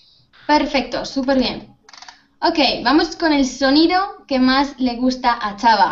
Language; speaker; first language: Spanish; native; Spanish